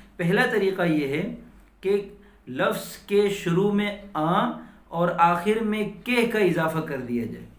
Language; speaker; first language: Urdu; native; Urdu